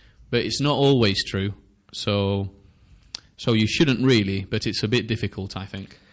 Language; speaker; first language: English; native; English